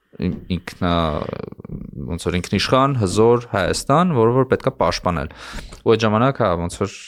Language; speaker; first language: Armenian; native; Armenian